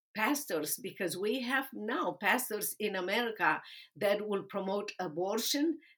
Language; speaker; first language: English; non-native, fluent; Romanian